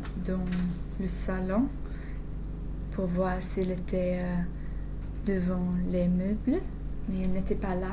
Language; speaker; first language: French; non-native, learner; English